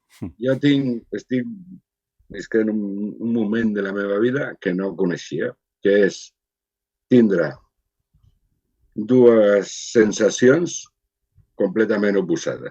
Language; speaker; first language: Catalan; non-native, local second language; Spanish